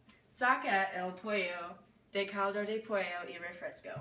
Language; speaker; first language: Spanish; non-native, learner; English